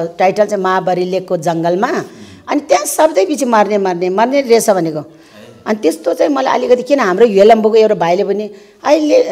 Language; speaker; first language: Nepali; non-native, local second language; Eastern Tamang